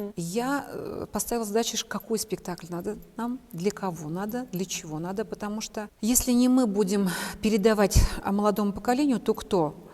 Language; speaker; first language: Russian; non-native, local second language; Chuvash